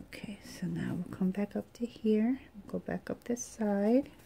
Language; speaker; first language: English; native; English